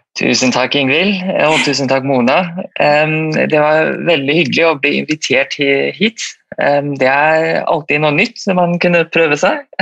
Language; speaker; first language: Norwegian; non-native, fluent; Malay